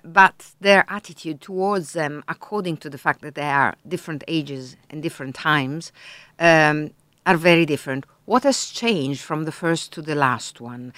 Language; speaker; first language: English; non-native, fluent; Italian